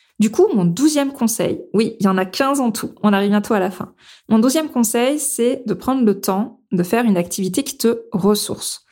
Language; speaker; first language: French; native; French